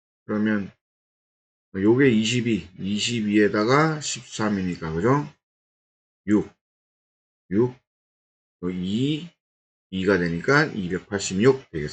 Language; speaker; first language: Korean; native; Korean